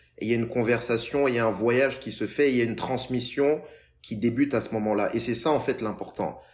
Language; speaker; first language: French; non-native, local second language; Lingala